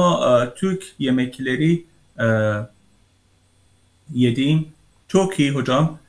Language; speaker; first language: Turkish; non-native, learner; Persian